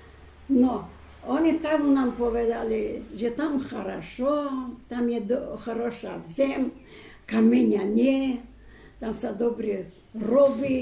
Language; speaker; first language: Slovak; early bilingual, heritage; Slovak